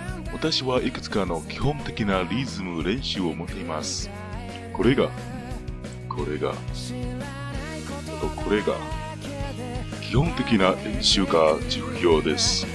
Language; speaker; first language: Japanese; non-native, learner; Chinese